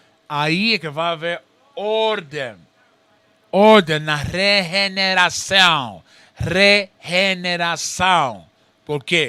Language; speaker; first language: Portuguese; non-native, learner; Spanish